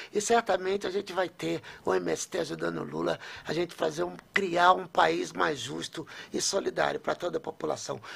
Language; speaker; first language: Portuguese; native; Portuguese